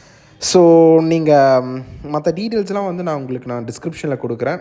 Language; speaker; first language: Tamil; native; Tamil